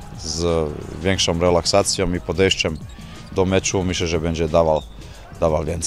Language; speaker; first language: Polish; non-native, learner; Slovenian